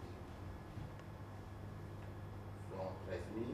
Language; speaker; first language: French; native; French